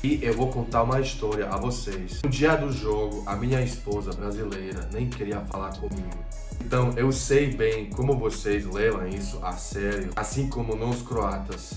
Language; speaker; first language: Portuguese; non-native, fluent; Croatian